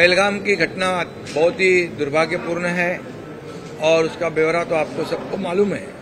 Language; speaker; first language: Hindi; non-native, local second language; Marathi